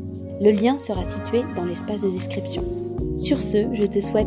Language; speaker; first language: French; native; French